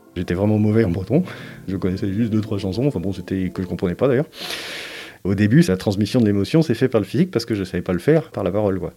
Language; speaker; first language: French; native; French